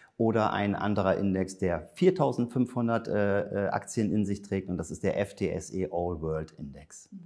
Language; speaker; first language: German; native; German